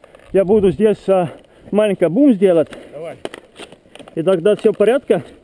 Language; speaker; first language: Russian; non-native, local second language; Estonian